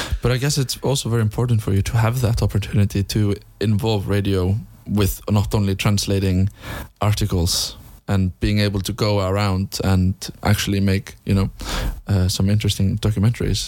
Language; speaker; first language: English; non-native, fluent; Icelandic